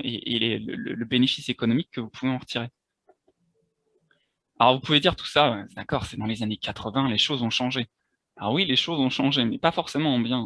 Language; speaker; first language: French; native; French